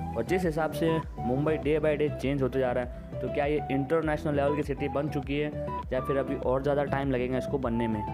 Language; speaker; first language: Hindi; native; Hindi